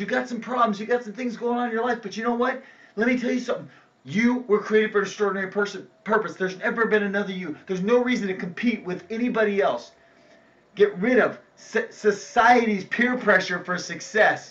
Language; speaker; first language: English; native; English